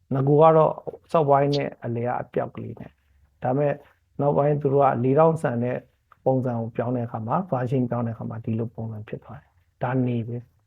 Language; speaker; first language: Burmese; native; Burmese